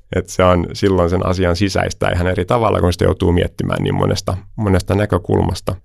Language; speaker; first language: Finnish; early bilingual, heritage; Finnish